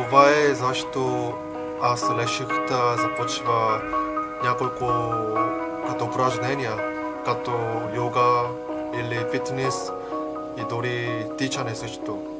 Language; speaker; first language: Bulgarian; non-native, learner; Korean